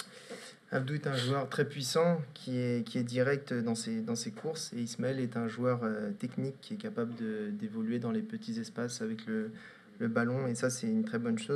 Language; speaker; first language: French; native; French